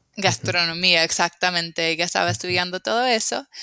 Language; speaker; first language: Spanish; non-native, fluent; English